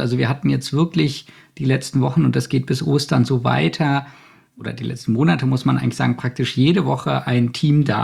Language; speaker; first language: German; native; German